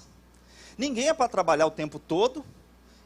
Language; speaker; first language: Portuguese; native; Portuguese